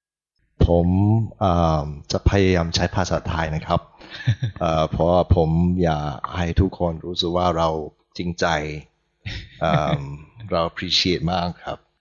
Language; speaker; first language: Thai; non-native, learner; English